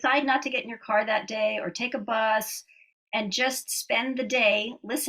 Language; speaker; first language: English; native; English